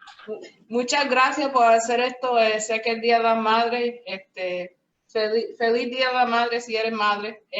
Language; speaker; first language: Spanish; early bilingual, heritage; Spanish